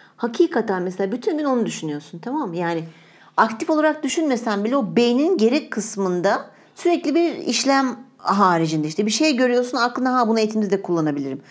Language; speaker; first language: Turkish; native; Turkish